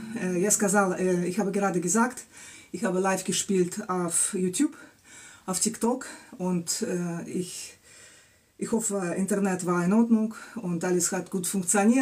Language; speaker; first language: German; non-native, fluent; Russian